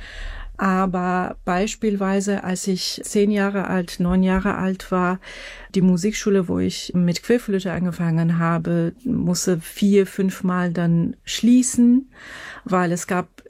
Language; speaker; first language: German; non-native, fluent; Persian